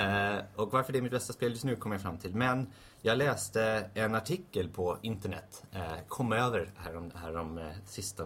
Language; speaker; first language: Swedish; native; Swedish